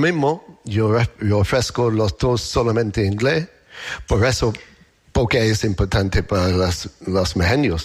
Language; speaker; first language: Spanish; non-native, learner; English